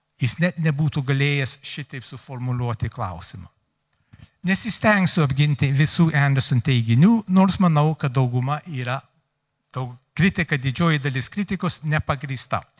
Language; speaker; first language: Lithuanian; early bilingual, heritage; Lithuanian